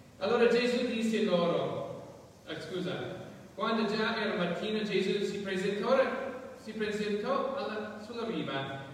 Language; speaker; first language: Italian; non-native, fluent; English